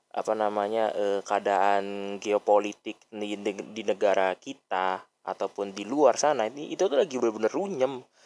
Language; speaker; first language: Indonesian; native; Indonesian